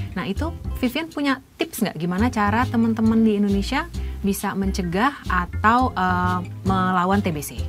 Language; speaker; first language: Indonesian; native; Indonesian